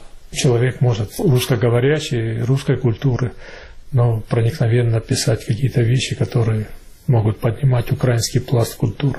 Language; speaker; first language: Russian; native; Russian